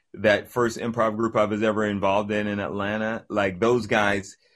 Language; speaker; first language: English; native; English